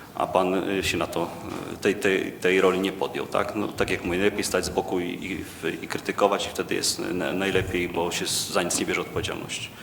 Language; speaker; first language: Polish; native; Polish